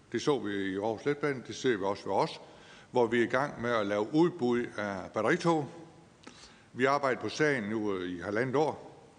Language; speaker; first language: Danish; native; Danish